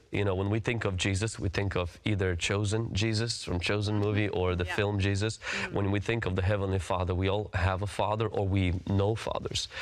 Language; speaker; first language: English; early bilingual, other home language; Russian